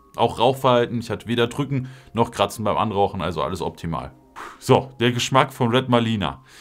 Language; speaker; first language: German; native; German